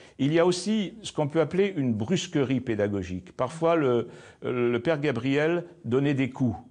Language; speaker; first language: French; native; French